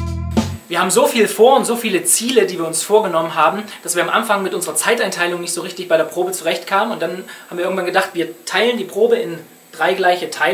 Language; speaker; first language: German; native; German